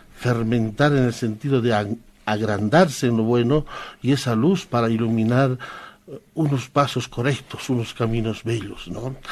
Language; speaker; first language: Spanish; non-native, local second language; Quechua